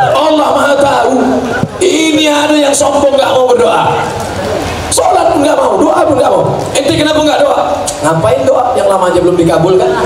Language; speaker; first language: Indonesian; native; Indonesian